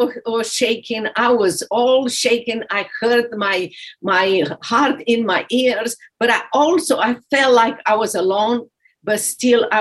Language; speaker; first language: English; non-native, fluent; Romanian